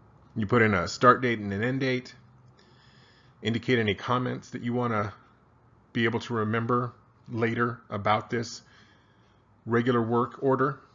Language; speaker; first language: English; native; English